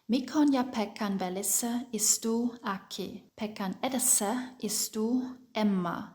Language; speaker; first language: Finnish; non-native, fluent; German